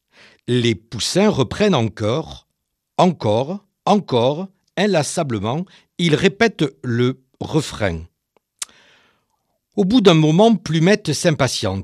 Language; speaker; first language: French; native; French